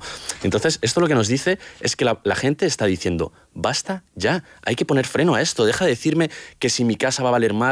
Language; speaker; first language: Spanish; native; Spanish